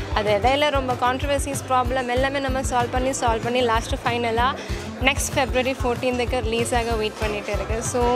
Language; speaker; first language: Tamil; non-native, local second language; Malayalam